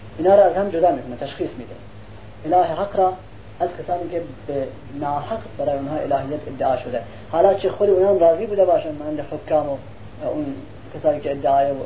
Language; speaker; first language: Persian; non-native, local second language; Central Kurdish